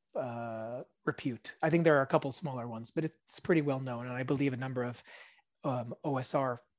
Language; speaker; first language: English; early bilingual, other home language; Hebrew